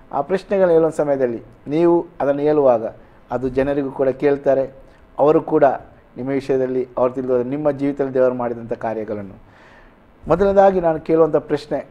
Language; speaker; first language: Kannada; native; Kannada